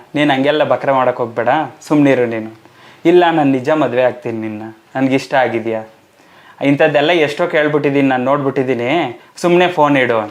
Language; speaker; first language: Kannada; native; Kannada